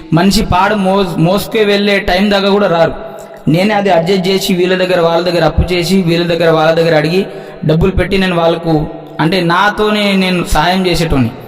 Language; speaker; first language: Telugu; non-native, local second language; Lambadi